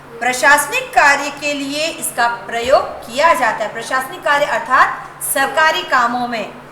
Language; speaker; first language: Hindi; native; Hindi